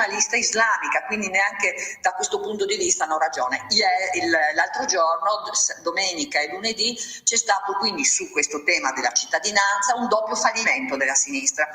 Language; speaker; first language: Italian; native; Italian